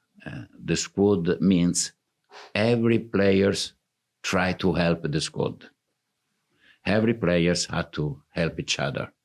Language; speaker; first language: English; non-native, fluent; Italian